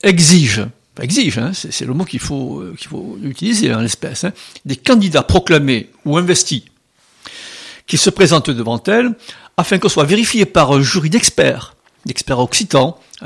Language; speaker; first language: French; native; French